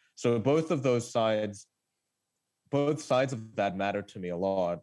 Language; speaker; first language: English; early bilingual, other home language; Korean